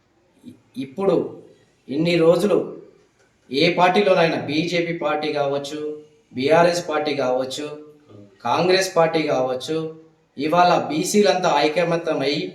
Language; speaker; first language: Telugu; native; Telugu